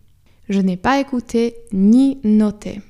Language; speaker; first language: French; non-native, fluent; Polish